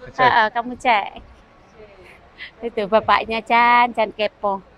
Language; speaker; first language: Indonesian; native; Indonesian